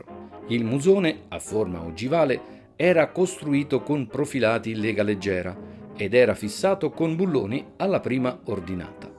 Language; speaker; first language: Italian; native; Italian